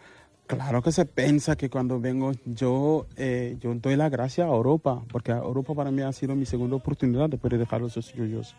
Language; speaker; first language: Spanish; non-native, fluent; Mandingo